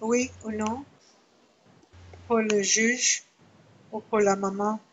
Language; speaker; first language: French; non-native, learner; English